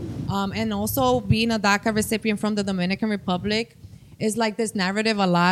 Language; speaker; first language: English; non-native, fluent; Spanish